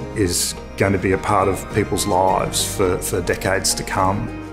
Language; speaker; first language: English; native; English